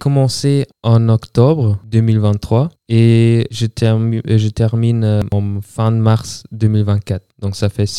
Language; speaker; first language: French; non-native, fluent; German